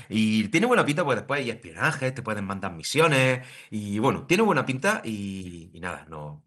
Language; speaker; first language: Spanish; native; Spanish